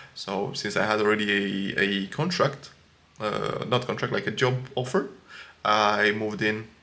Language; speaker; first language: English; non-native, fluent; Romanian